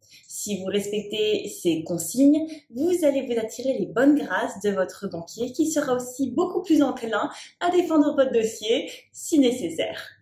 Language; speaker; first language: French; native; French